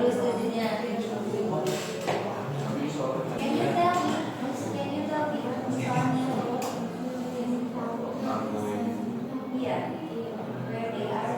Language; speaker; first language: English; non-native, learner; Indonesian